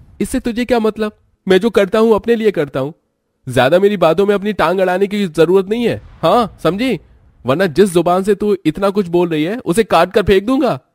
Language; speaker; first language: Hindi; native; Hindi